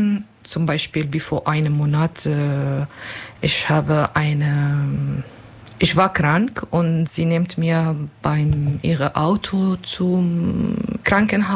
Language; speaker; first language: German; non-native, learner; Kurdish